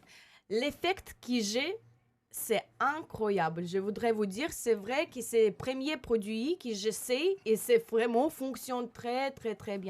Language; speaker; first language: French; non-native, learner; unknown